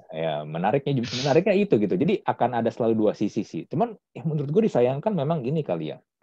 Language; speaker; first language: Indonesian; native; Indonesian